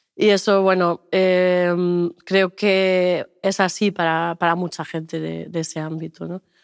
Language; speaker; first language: Spanish; non-native, fluent; German